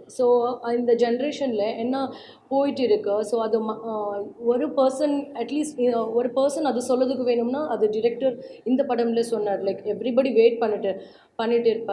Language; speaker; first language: Tamil; non-native, learner; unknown